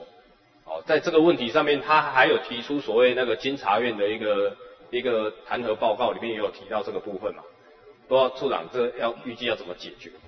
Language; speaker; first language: Chinese; native; Chinese